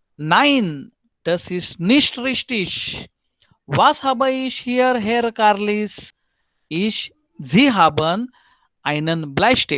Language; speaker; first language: German; non-native, fluent; Hindi